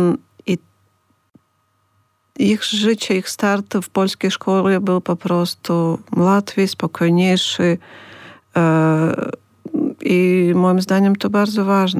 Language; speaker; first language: Polish; non-native, fluent; Ukrainian